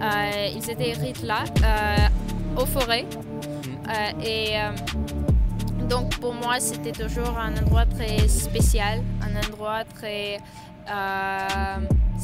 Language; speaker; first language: French; non-native, fluent; Ukrainian